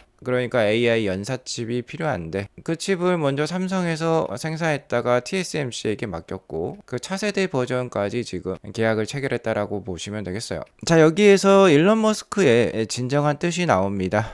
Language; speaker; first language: Korean; native; Korean